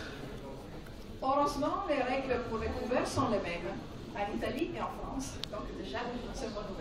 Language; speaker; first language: French; non-native, fluent; Italian